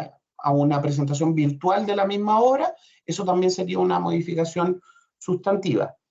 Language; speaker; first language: Spanish; native; Spanish